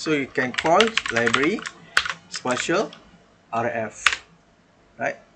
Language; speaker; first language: English; non-native, local second language; Malay